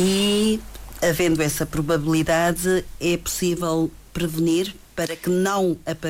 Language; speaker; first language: Portuguese; native; Portuguese